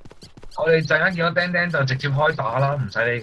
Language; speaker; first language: Chinese; native; Chinese